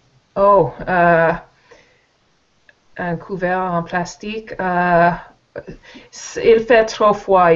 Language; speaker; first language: French; non-native, learner; English